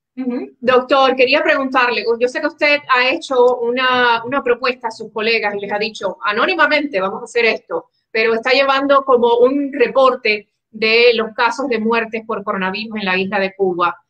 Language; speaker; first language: Spanish; native; Spanish